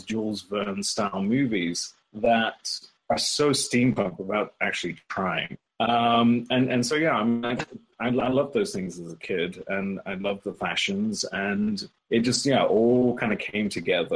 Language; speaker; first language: English; native; English